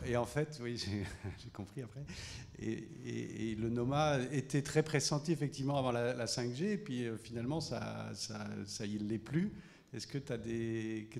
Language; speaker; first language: French; native; French